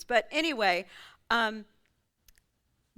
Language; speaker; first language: English; native; English